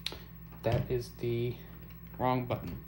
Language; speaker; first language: English; native; English